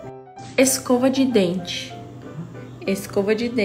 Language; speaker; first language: Portuguese; native; Portuguese